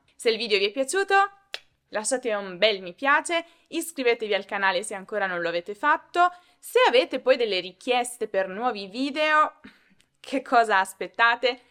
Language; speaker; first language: Italian; native; Italian